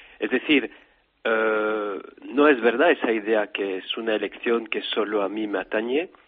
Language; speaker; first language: Spanish; non-native, fluent; French